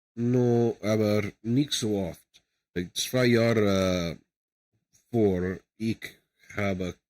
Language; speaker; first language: German; non-native, learner; English